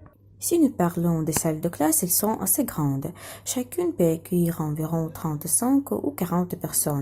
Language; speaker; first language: French; non-native, fluent; Russian